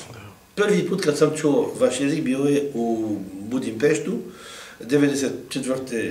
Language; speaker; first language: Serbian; non-native, fluent; French